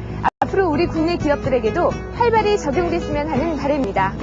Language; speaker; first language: Korean; native; Korean